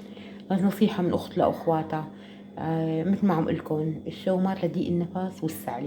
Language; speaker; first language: Arabic; native; Arabic